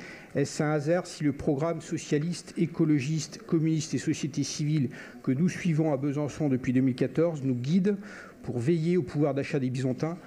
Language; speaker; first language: French; native; French